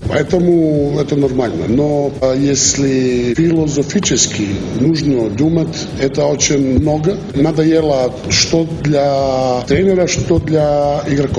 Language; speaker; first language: Russian; non-native, learner; Serbian